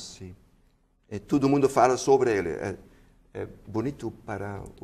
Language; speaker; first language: Portuguese; non-native, fluent; Dutch